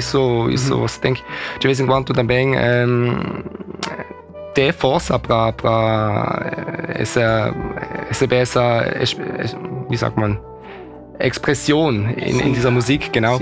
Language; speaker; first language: Portuguese; early bilingual, heritage; German